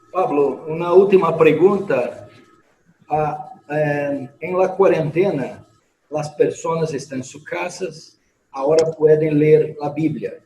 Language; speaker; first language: Spanish; non-native, fluent; Portuguese